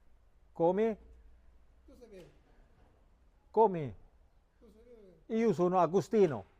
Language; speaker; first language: Italian; non-native, learner; Filipino